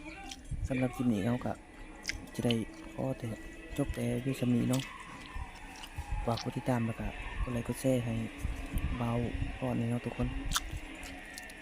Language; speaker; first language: Thai; non-native, local second language; Northeastern Thai